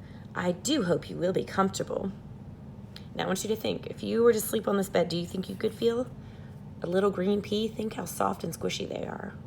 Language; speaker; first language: English; native; English